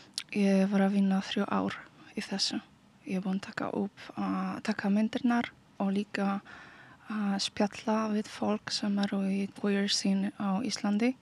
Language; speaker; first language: Icelandic; non-native, learner; Polish